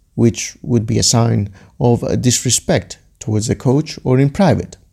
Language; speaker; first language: English; non-native, fluent; Greek